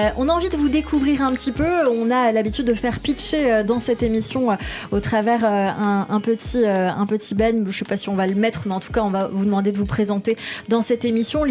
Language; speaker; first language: French; native; French